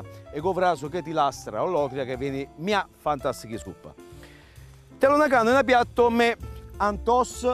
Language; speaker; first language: Greek; non-native, learner; Italian